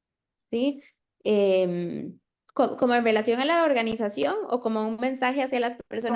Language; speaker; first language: Spanish; native; Spanish